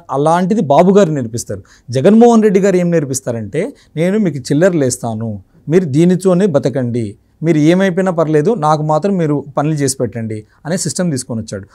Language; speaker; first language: Telugu; native; Telugu